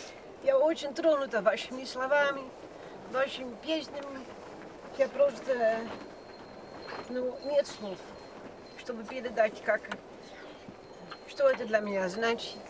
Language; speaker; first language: Russian; non-native, fluent; Dutch